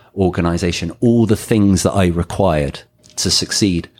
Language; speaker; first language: English; native; English